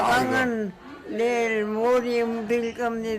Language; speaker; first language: Korean; non-native, local second language; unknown